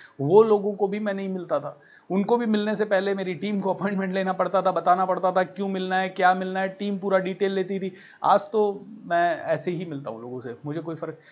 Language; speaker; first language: Hindi; native; Hindi